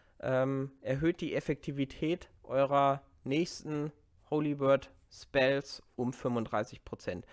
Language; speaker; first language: German; native; German